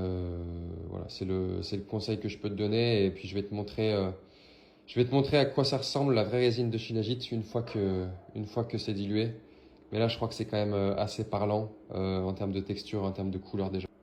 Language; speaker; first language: French; native; French